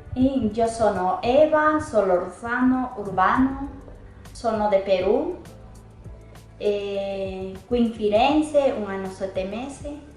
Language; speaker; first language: Italian; non-native, learner; Spanish